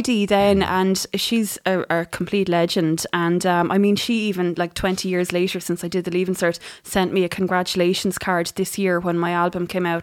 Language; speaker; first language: English; native; English